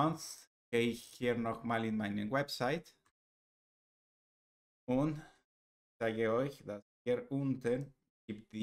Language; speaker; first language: German; non-native, learner; Spanish